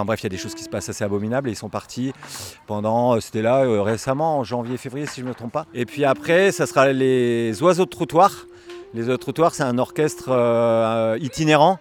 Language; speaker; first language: French; native; French